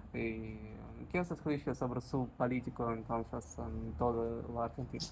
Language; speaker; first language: Spanish; non-native, learner; Russian